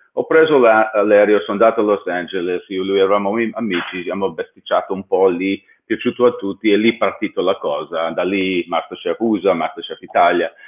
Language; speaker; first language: Italian; early bilingual, heritage; English